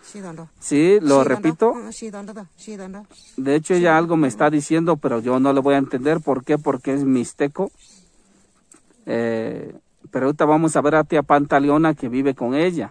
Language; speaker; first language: Spanish; native; Spanish